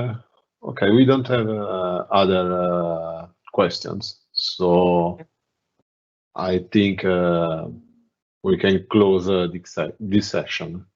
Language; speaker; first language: English; non-native, learner; Italian